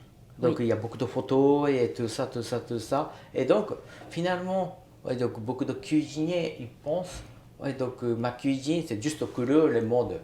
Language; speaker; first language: French; non-native, learner; Japanese